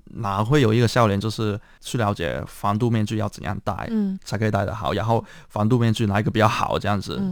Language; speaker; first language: Chinese; non-native, local second language; Cantonese